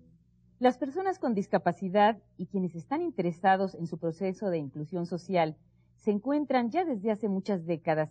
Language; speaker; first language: Spanish; native; Spanish